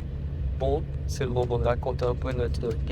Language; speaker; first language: French; native; French